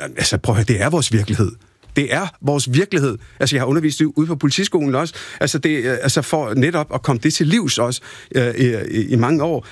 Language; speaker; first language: Danish; early bilingual, other home language; Punjabi